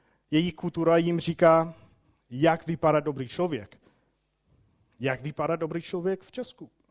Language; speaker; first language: Czech; non-native, fluent; English